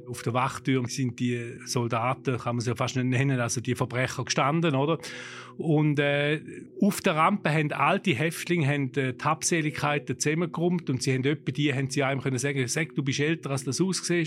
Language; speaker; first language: German; native; German